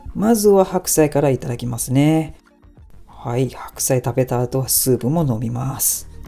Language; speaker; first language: Japanese; non-native, fluent; Malay